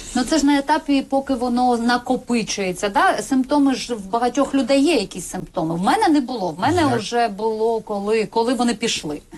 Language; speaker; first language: Ukrainian; non-native, local second language; Russian